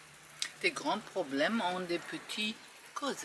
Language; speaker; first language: French; non-native, fluent; German